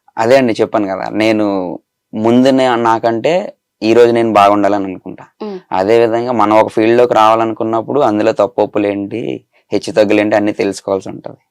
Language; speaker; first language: Telugu; native; Telugu